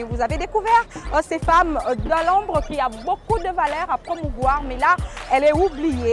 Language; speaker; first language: French; non-native, local second language; Lingala